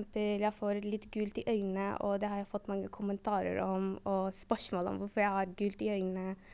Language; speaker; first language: Norwegian; early bilingual, other home language; Arabic